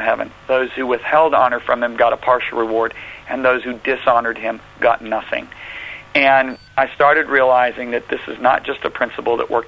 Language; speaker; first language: English; native; English